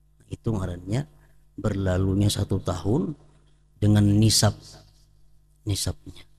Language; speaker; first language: Indonesian; non-native, local second language; Banjar